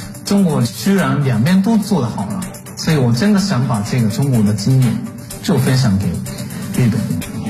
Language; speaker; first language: Chinese; non-native, fluent; Japanese